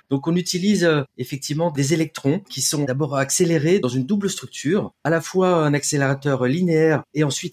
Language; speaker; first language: French; native; French